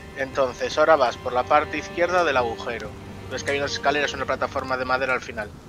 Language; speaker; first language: Spanish; native; Spanish